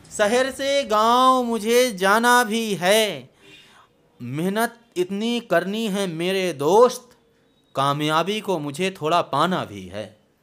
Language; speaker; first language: Hindi; native; Hindi